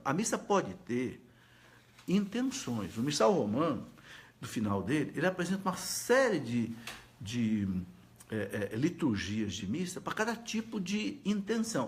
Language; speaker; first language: Portuguese; native; Portuguese